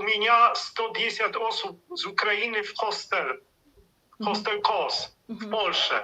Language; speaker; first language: Ukrainian; non-native, learner; Polish